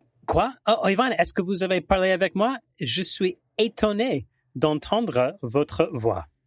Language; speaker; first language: French; non-native, fluent; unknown